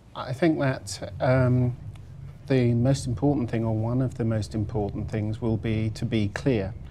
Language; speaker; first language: English; native; English